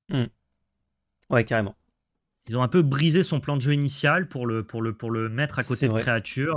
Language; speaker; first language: French; native; French